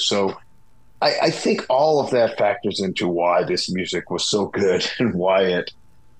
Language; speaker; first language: English; native; English